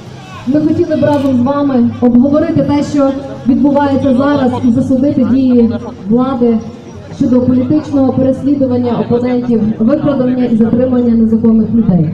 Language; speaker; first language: Ukrainian; native; Ukrainian